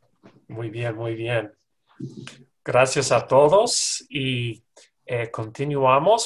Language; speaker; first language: Spanish; non-native, learner; English